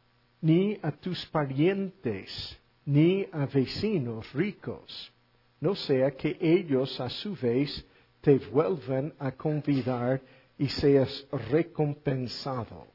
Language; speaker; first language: Spanish; non-native, fluent; English